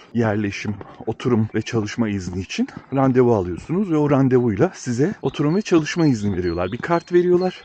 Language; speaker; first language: Turkish; early bilingual, heritage; Turkish